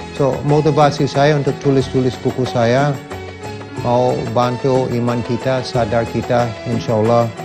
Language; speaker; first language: Indonesian; non-native, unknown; English